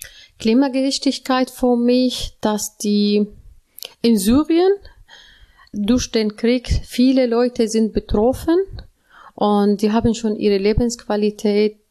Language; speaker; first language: German; non-native, learner; Arabic